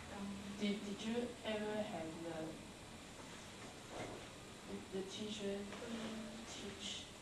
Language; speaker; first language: English; non-native, learner; Chinese